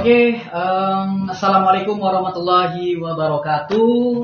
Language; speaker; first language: Indonesian; native; Indonesian